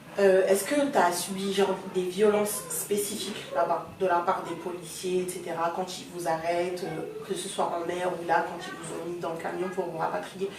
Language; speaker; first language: French; native; French